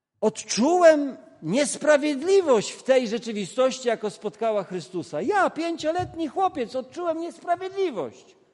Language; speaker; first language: Polish; non-native, local second language; Kashubian